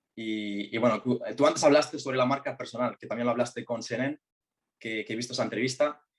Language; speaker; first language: Spanish; early bilingual, other home language; Arabic